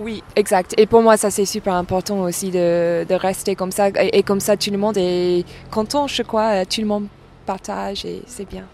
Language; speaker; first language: French; non-native, fluent; English